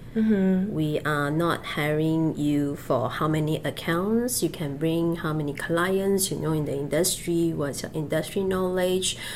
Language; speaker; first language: English; native; English